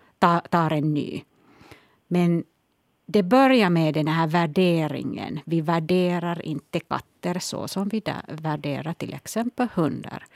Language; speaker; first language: Swedish; non-native, local second language; Finnish